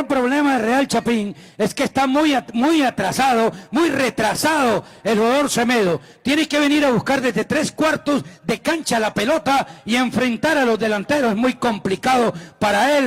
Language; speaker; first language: Spanish; native; Spanish